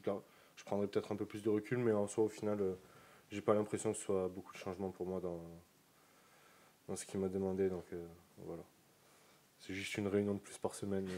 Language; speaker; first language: French; native; French